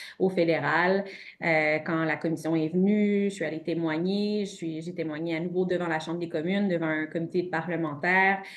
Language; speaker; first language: French; native; French